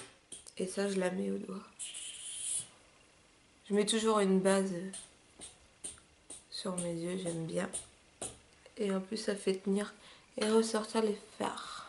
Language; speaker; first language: French; native; French